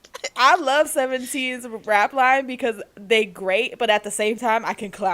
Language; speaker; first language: English; native; English